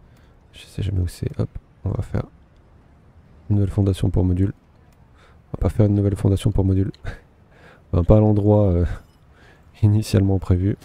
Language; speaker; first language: French; native; French